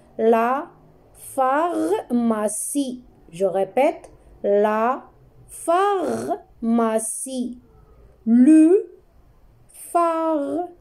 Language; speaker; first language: French; non-native, local second language; Arabic